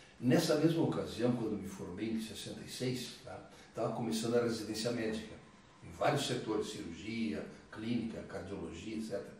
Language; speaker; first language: Portuguese; early bilingual, other home language; Italian